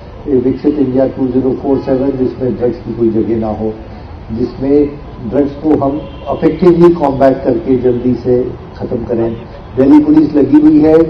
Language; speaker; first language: Hindi; native; Hindi